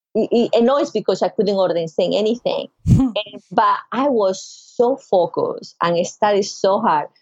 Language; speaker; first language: English; non-native, learner; Spanish